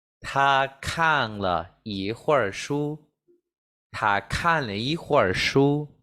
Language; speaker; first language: Chinese; non-native, fluent; Spanish